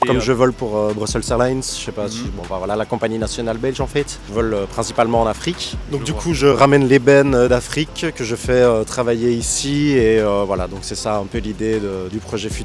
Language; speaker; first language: French; native; French